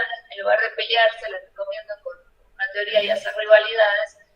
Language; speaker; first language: Spanish; native; Spanish